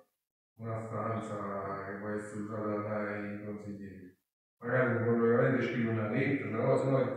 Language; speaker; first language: Italian; native; Italian